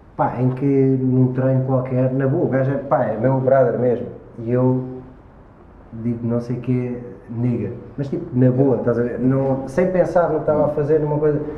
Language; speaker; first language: Portuguese; native; Portuguese